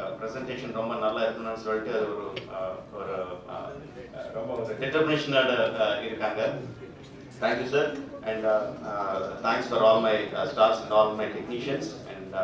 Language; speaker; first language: Tamil; non-native, local second language; Telugu